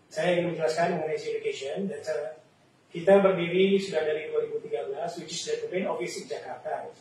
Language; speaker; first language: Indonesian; native; Indonesian